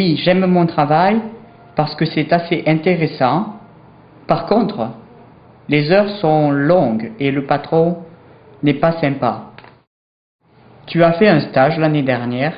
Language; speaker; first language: French; non-native, learner; English